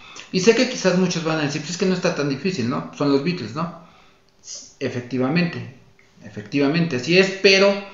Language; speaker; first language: Spanish; native; Spanish